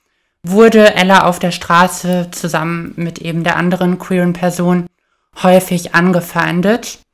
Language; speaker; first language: German; native; German